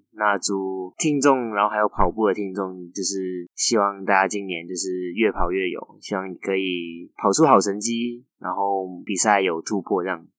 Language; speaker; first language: Chinese; non-native, fluent; Cantonese